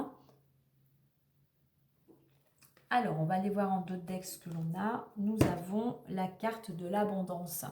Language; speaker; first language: French; native; French